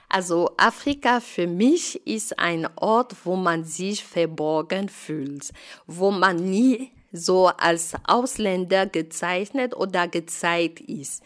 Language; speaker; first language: German; non-native, fluent; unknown